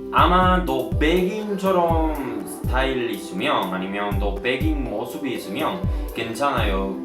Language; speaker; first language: Korean; non-native, learner; Spanish